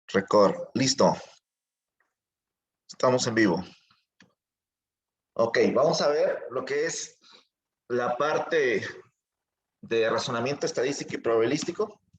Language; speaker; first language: Spanish; native; Spanish